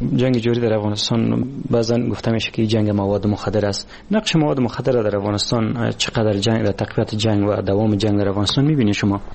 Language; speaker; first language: Persian; native; Persian